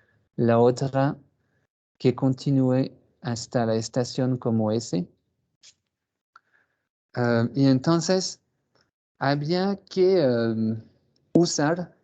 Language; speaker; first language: Spanish; non-native, fluent; French